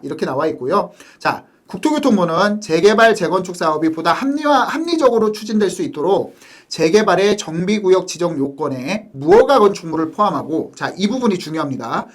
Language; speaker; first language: Korean; native; Korean